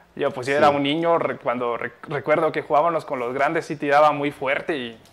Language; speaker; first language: Spanish; native; Spanish